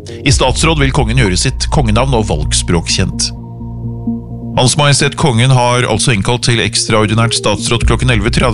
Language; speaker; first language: Norwegian; native; Norwegian